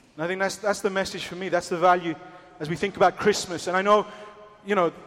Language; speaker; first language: English; early bilingual, other home language; Spanish